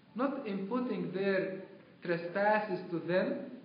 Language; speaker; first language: English; non-native, fluent; Arabic